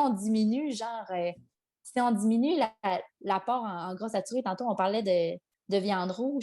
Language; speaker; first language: French; native; French